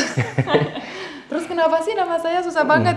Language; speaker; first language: Indonesian; non-native, fluent; Romanian